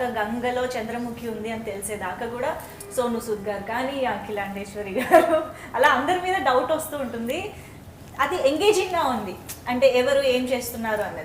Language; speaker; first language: Telugu; native; Telugu